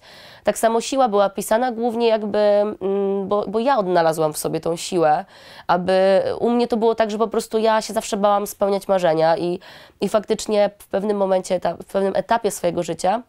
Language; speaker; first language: Polish; native; Polish